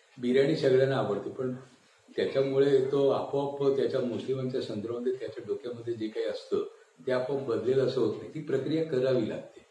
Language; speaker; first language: Marathi; non-native, local second language; Gujarati